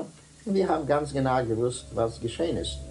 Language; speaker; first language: German; non-native, learner; Dutch